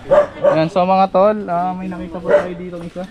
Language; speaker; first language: Filipino; native; Filipino